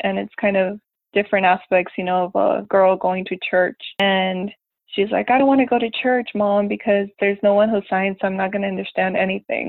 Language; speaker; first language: English; native; English